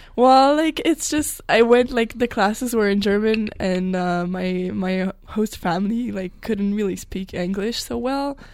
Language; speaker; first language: English; non-native, local second language; French